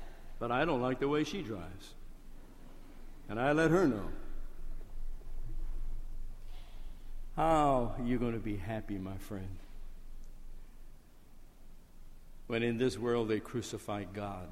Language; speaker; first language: English; native; English